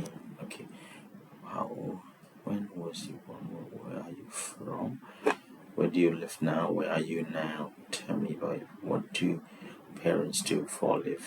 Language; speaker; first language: English; non-native, fluent; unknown